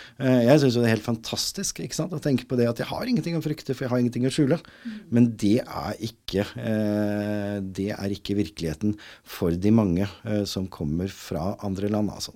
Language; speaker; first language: Norwegian; native; Norwegian